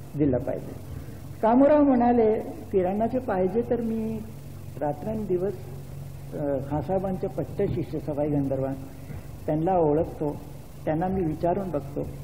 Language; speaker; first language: Marathi; non-native, local second language; Gujarati